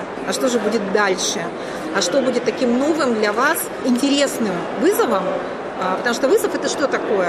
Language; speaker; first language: Russian; native; Russian